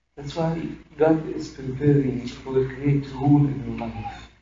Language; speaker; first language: English; non-native, fluent; Arabic